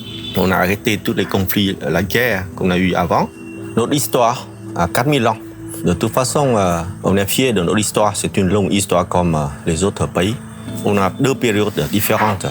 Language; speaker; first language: French; non-native, fluent; Vietnamese